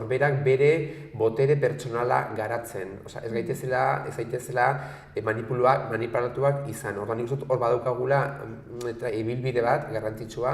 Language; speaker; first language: Basque; native; Basque